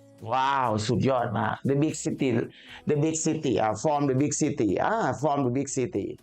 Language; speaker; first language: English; non-native, fluent; Thai